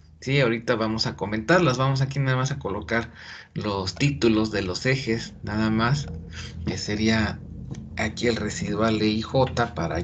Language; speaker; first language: Spanish; native; Spanish